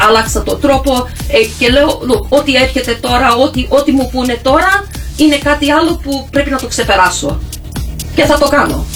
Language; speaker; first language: Greek; early bilingual, heritage; Greek